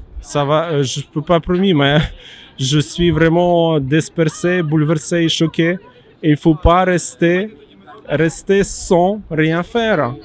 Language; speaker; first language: French; non-native, learner; Ukrainian